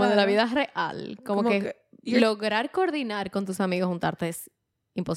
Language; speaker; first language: Spanish; native; Spanish